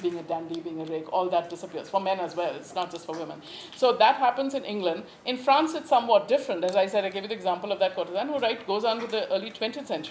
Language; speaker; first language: English; native; English